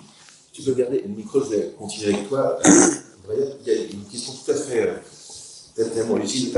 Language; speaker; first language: French; native; French